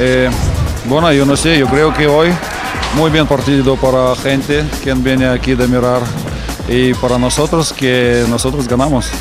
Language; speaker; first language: Spanish; non-native, learner; Russian